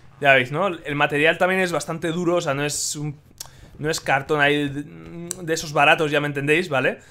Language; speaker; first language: Spanish; native; Spanish